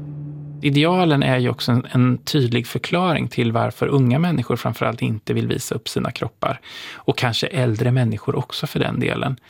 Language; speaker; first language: Swedish; native; Swedish